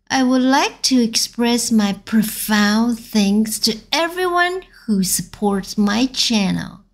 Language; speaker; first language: English; non-native, fluent; Chinese